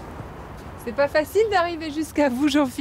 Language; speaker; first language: French; native; French